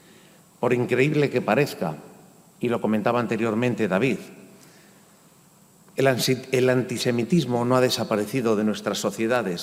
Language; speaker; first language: Spanish; native; Spanish